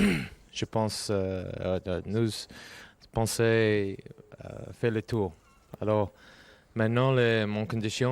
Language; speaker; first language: French; non-native, learner; English